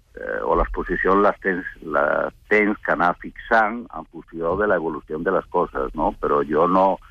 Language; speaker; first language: Catalan; non-native, local second language; Spanish